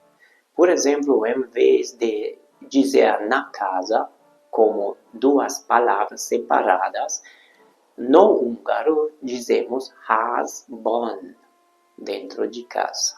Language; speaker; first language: Portuguese; non-native, fluent; Hungarian